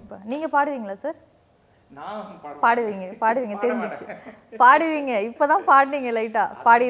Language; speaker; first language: Tamil; native; Tamil